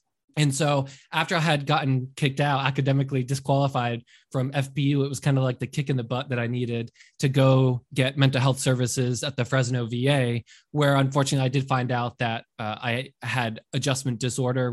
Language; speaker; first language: English; native; English